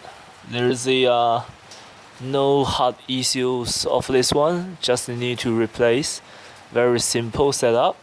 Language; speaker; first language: English; non-native, learner; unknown